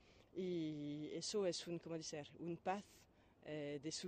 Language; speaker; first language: Spanish; non-native, fluent; French